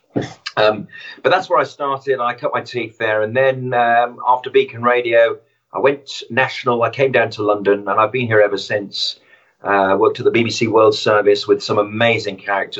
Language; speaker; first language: English; native; English